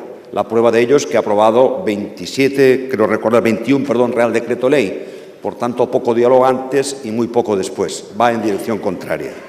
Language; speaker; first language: Spanish; non-native, local second language; Catalan